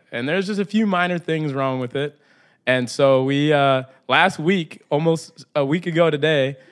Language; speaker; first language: English; native; English